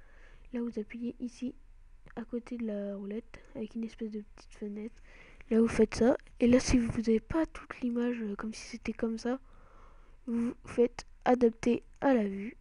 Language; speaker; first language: French; native; French